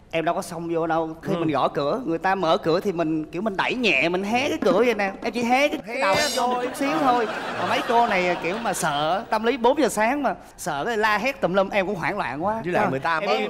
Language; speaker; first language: Vietnamese; native; Vietnamese